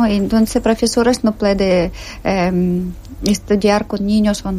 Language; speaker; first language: Spanish; non-native, learner; Ukrainian